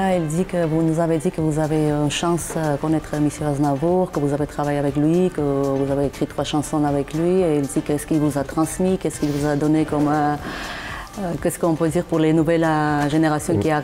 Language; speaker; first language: French; non-native, fluent; Armenian